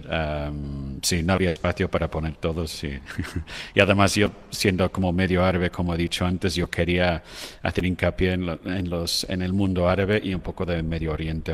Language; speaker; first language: Spanish; non-native, fluent; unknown